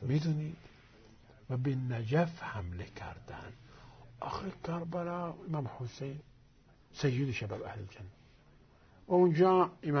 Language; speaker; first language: Persian; non-native, fluent; Arabic